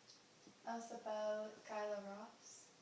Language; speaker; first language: French; non-native, learner; English